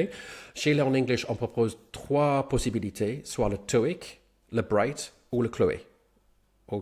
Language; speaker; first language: French; non-native, fluent; English